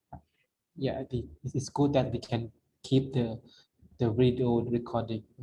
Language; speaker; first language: English; non-native, fluent; Lao